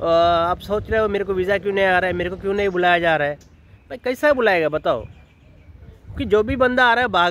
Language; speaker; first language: Hindi; non-native, local second language; Telugu